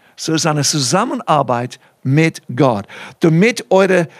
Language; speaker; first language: German; non-native, fluent; English